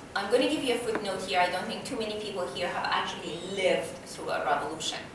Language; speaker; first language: English; non-native, fluent; Persian